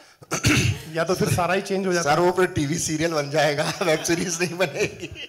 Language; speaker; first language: Hindi; native; Hindi